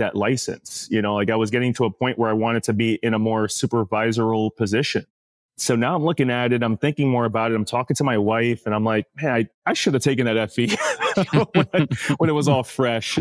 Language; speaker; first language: English; native; English